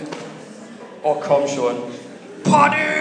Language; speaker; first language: German; non-native, fluent; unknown